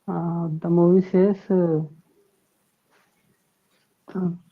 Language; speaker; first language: English; non-native, learner; Telugu